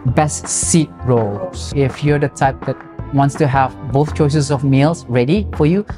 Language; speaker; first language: English; non-native, fluent; Malay